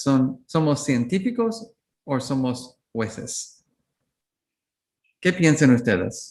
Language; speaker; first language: Spanish; non-native, learner; English